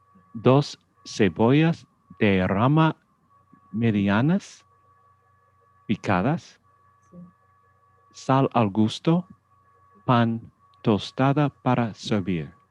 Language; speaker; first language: Spanish; non-native, learner; English